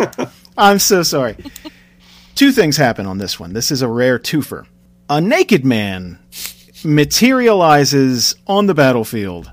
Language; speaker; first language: English; native; English